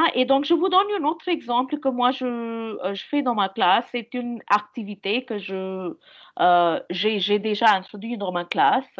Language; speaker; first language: French; non-native, fluent; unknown